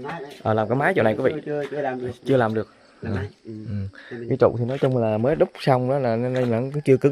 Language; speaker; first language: Vietnamese; native; Vietnamese